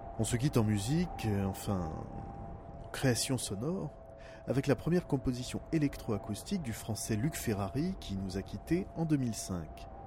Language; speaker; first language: French; native; French